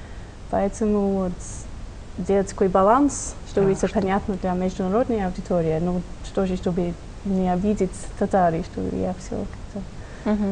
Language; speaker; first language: Russian; non-native, fluent; English